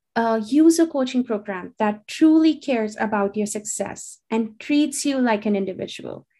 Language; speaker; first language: English; non-native, local second language; Hindi